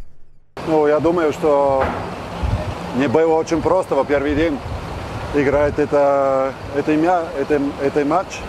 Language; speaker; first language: Russian; non-native, learner; Bulgarian